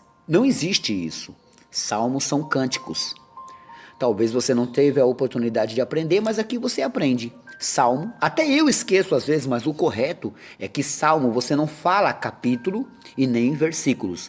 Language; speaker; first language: Portuguese; native; Portuguese